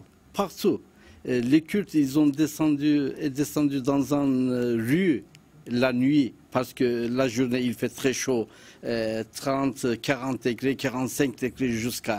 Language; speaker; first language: French; non-native, learner; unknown